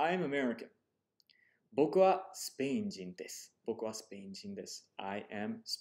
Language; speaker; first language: Japanese; non-native, fluent; English